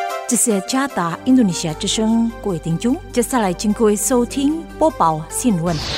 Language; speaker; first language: Chinese; non-native, fluent; Indonesian